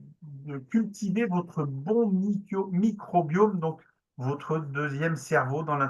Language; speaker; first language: French; native; French